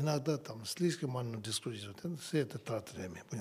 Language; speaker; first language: Russian; non-native, learner; Tibetan